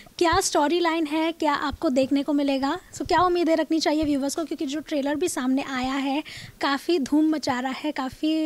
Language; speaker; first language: Hindi; native; Hindi